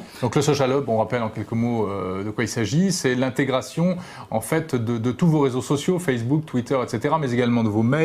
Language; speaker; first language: French; native; French